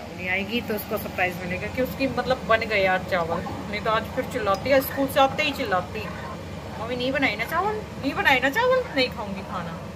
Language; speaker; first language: Hindi; native; Hindi